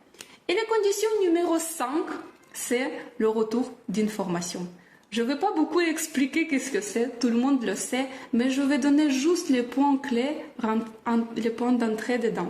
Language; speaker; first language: French; non-native, fluent; Russian